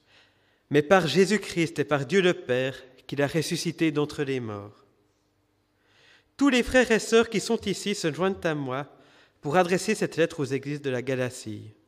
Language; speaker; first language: French; native; French